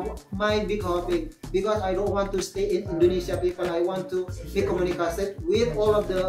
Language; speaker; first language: English; non-native, learner; Indonesian